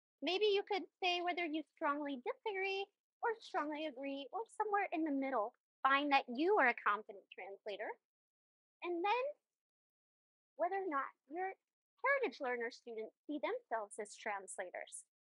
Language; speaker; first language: English; early bilingual, other home language; Spanish